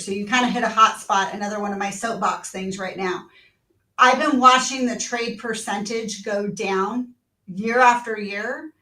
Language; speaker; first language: English; native; English